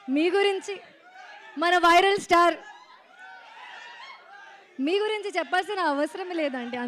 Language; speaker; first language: Telugu; non-native, learner; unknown